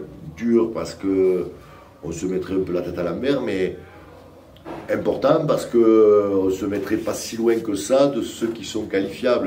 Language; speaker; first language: French; native; French